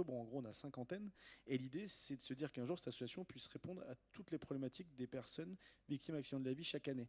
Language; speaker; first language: French; native; French